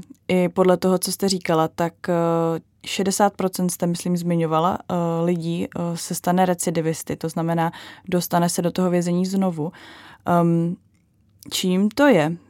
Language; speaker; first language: Czech; native; Czech